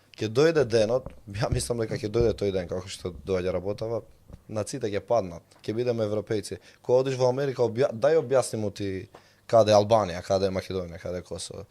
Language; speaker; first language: Macedonian; non-native, local second language; Albanian